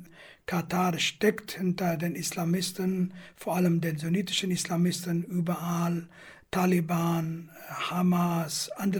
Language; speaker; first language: German; non-native, fluent; Kurdish